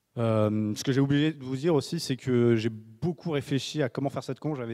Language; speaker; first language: French; native; French